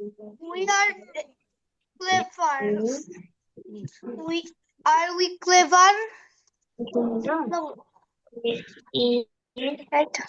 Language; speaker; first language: English; non-native, learner; Bangla